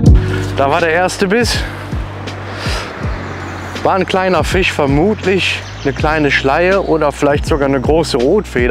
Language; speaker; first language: German; native; German